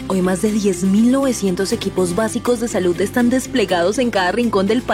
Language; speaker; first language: Spanish; native; Spanish